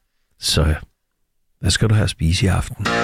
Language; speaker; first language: Danish; native; Danish